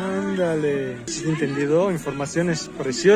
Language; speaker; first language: Spanish; non-native, learner; Italian